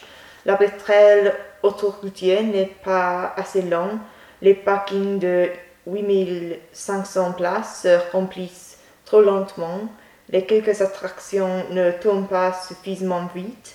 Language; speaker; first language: French; non-native, learner; English